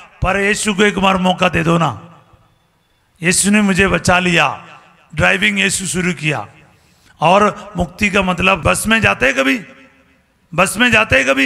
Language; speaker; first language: Hindi; non-native, fluent; Malayalam